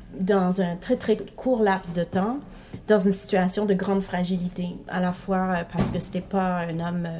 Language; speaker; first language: French; non-native, local second language; English